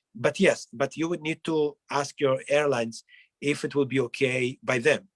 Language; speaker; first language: English; non-native, fluent; Hebrew